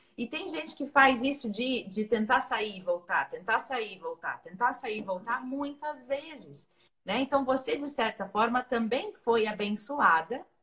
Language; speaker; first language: Portuguese; native; Portuguese